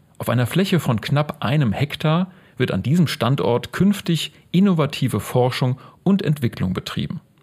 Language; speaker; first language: German; native; German